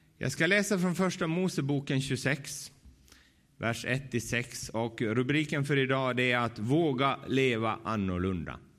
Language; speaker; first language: Swedish; native; Swedish